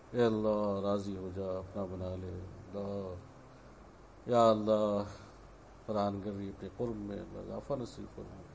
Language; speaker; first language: Urdu; native; Urdu